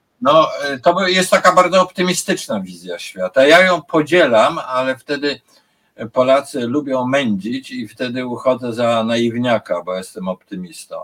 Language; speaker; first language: Polish; native; Polish